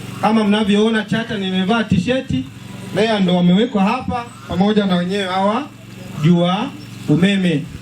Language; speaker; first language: Swahili; native; Swahili